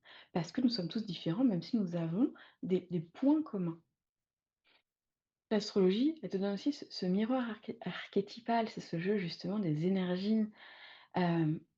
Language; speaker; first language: French; native; French